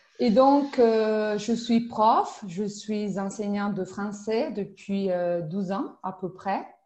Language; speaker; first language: French; non-native, fluent; Spanish